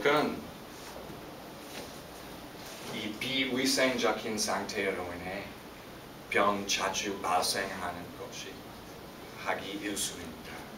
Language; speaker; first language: Korean; non-native, fluent; English